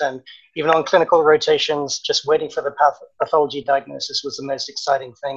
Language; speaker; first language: English; native; English